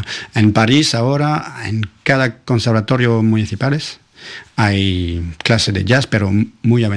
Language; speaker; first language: Spanish; non-native, fluent; French